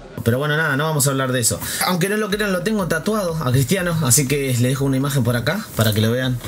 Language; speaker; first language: Spanish; native; Spanish